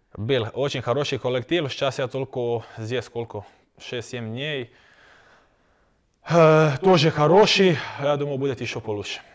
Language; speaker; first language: Russian; non-native, learner; Croatian